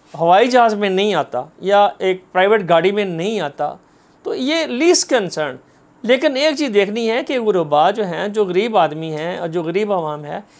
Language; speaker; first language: Urdu; non-native, local second language; Punjabi